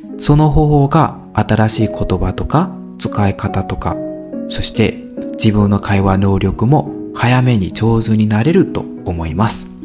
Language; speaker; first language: Japanese; non-native, learner; Burmese